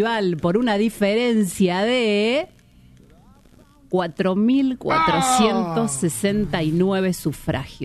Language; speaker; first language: Spanish; native; Spanish